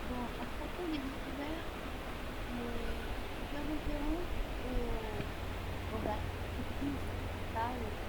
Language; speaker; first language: French; non-native, learner; Spanish